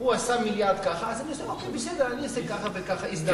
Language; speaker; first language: Hebrew; non-native, fluent; English